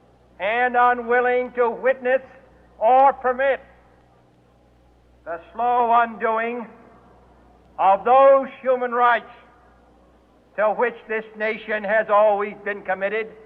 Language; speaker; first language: English; native; English